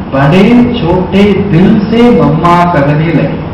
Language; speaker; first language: Hindi; non-native, local second language; Tamil